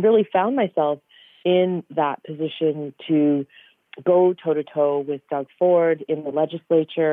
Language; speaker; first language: English; native; English